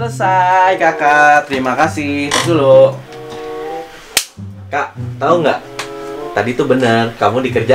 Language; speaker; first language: Indonesian; native; Indonesian